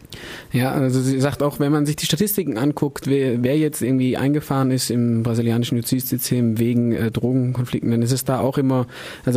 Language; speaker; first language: German; native; German